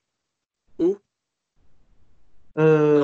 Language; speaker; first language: French; non-native, learner; English